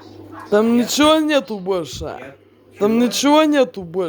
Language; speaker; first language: Russian; native; Russian